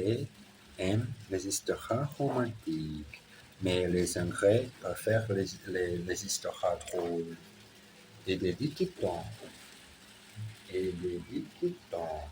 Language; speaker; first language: French; non-native, learner; Portuguese